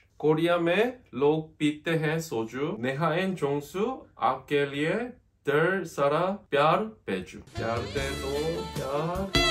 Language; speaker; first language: Hindi; non-native, learner; Korean